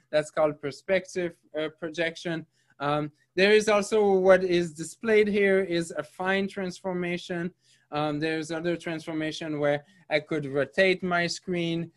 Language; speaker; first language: English; non-native, fluent; French